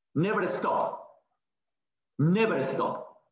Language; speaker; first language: English; non-native, learner; Spanish